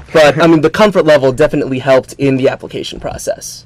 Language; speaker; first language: English; native; English